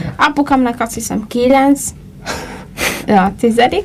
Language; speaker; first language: Hungarian; non-native, learner; Amharic